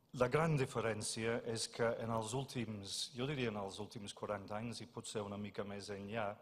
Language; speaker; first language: Catalan; non-native, fluent; English